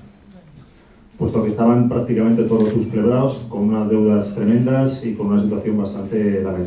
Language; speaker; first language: Spanish; native; Spanish